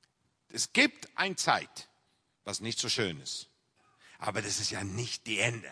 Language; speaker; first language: German; non-native, fluent; English